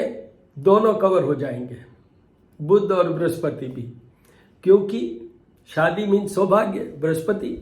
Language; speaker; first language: Hindi; native; Hindi